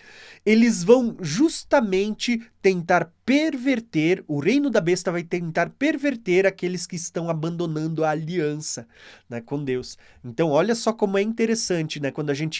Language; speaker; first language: Portuguese; native; Portuguese